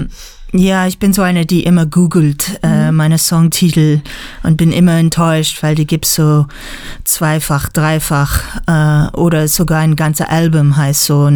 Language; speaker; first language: German; non-native, learner; English